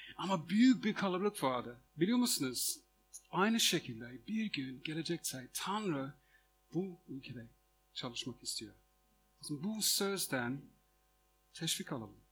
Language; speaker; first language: Turkish; non-native, fluent; English